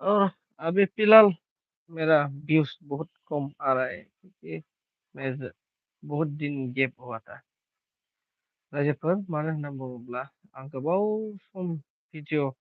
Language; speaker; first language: Hindi; non-native, local second language; Bodo